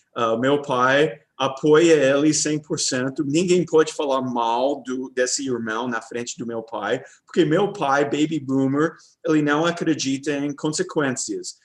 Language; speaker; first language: Portuguese; non-native, fluent; English